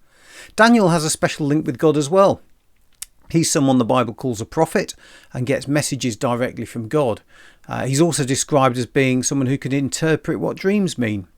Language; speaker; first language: English; native; English